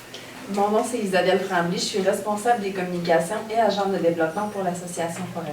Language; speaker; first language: French; native; French